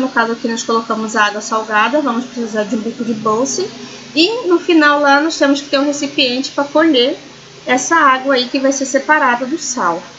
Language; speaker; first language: Portuguese; native; Portuguese